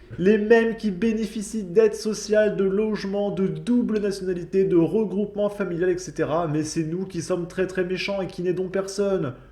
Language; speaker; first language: French; native; French